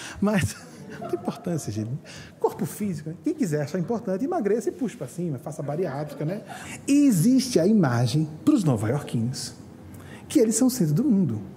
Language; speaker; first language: Portuguese; native; Portuguese